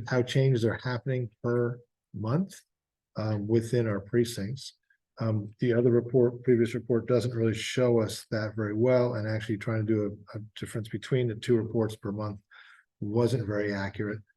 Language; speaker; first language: English; native; English